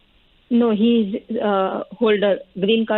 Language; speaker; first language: English; non-native, learner; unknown